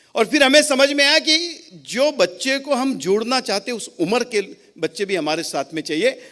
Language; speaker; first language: Hindi; non-native, local second language; Marathi